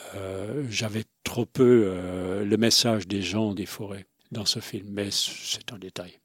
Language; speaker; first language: French; non-native, fluent; Swiss German